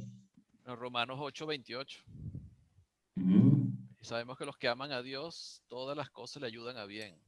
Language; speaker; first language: Spanish; native; Spanish